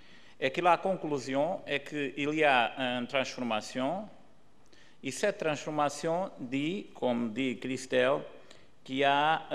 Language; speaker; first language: French; non-native, learner; Portuguese